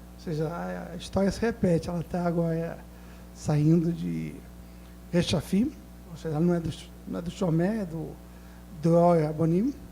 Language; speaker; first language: Portuguese; native; Portuguese